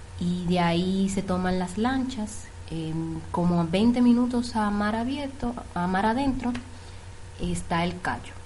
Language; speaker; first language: Spanish; native; Spanish